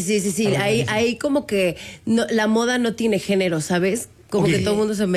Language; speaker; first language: Spanish; native; Spanish